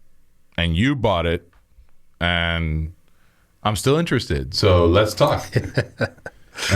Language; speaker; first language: English; native; English